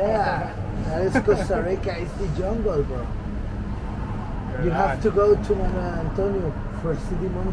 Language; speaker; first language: English; non-native, learner; Spanish